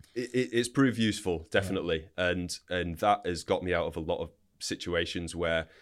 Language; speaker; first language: English; native; English